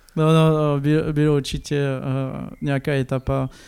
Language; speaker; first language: Czech; non-native, learner; French